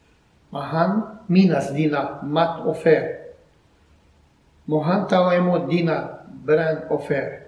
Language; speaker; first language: Swedish; non-native, learner; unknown